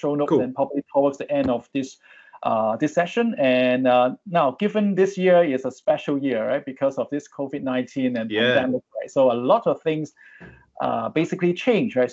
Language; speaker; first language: English; non-native, local second language; Cantonese